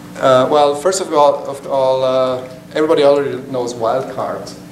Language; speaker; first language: English; non-native, fluent; German